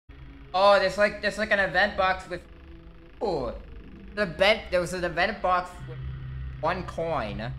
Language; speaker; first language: English; native; English